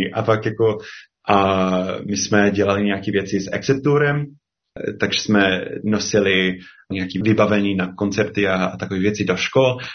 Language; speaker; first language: Czech; non-native, fluent; English